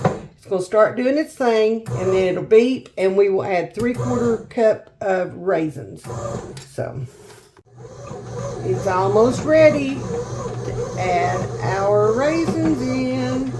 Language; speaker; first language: English; native; English